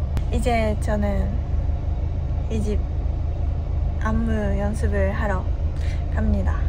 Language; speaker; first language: Korean; non-native, fluent; Japanese